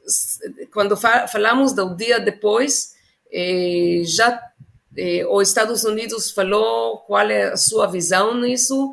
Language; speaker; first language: Portuguese; non-native, fluent; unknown